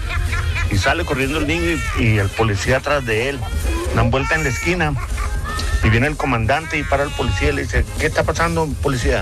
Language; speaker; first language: Spanish; native; Spanish